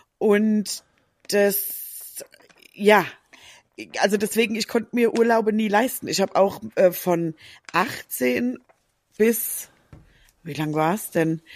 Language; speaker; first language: German; native; German